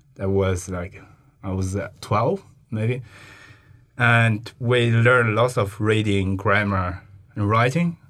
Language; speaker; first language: English; non-native, fluent; Chinese